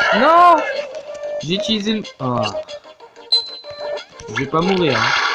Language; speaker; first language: French; native; French